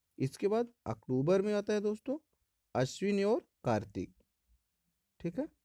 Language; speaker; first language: Hindi; native; Hindi